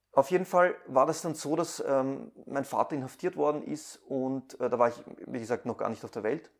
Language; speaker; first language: German; early bilingual, other home language; Persian